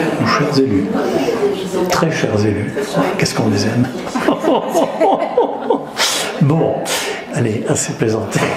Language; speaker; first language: French; native; French